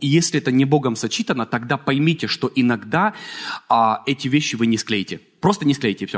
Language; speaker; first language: Russian; native; Russian